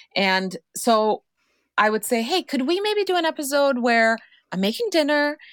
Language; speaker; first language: English; non-native, fluent; Croatian